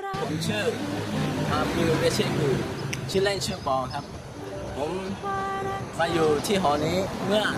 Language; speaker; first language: Thai; non-native, local second language; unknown